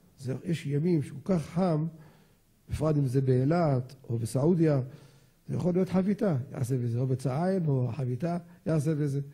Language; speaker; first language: Hebrew; native; Hebrew